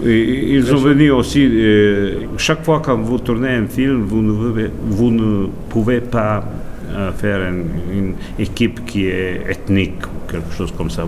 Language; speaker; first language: French; non-native, fluent; Serbian